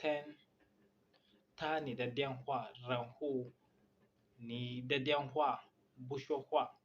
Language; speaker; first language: Chinese; non-native, learner; Hausa